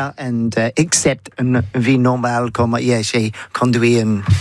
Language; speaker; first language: French; non-native, learner; English